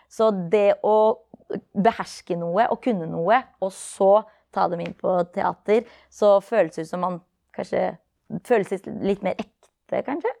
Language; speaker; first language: Norwegian; early bilingual, other home language; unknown